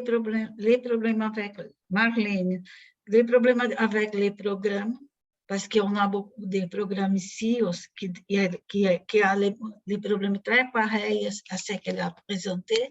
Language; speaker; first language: French; non-native, fluent; Portuguese